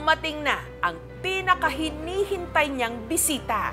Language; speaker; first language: Filipino; native; Filipino